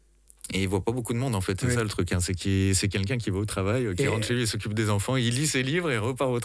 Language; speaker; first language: French; native; French